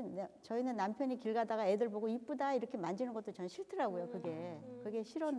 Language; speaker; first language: Korean; native; Korean